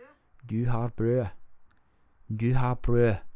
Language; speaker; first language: Norwegian; non-native, learner; English